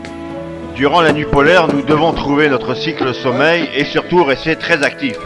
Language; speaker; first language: French; native; French